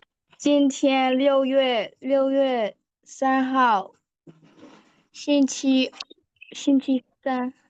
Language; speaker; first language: Chinese; non-native, learner; Burmese